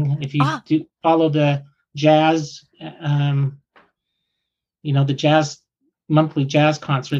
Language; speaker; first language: English; native; English